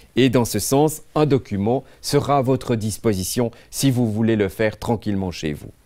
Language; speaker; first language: French; native; French